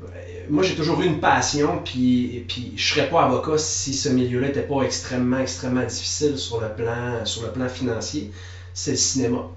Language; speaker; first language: French; native; French